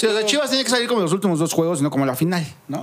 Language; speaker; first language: Spanish; native; Spanish